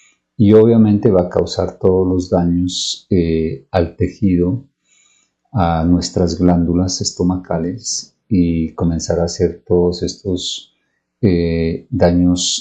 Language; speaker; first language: Spanish; native; Spanish